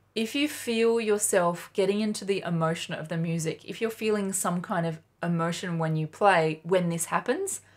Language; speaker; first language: English; native; English